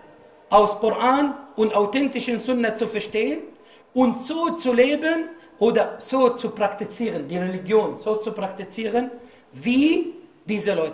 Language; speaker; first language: German; non-native, fluent; Arabic